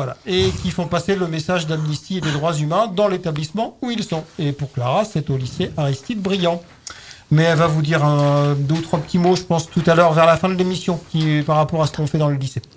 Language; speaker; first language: French; native; French